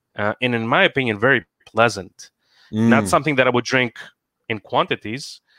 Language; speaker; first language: English; non-native, fluent; Greek